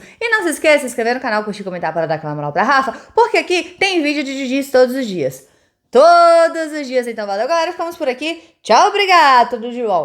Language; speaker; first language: Portuguese; native; Portuguese